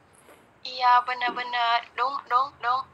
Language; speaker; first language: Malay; non-native, learner; Vietnamese